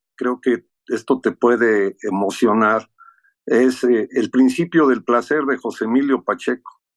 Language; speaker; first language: Spanish; early bilingual, heritage; Spanish